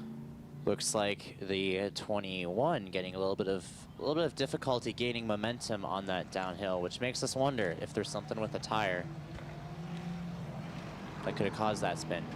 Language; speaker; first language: English; native; English